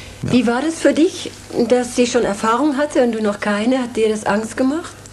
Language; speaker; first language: German; native; German